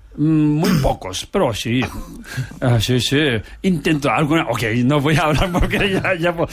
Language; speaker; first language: Spanish; non-native, learner; Tibetan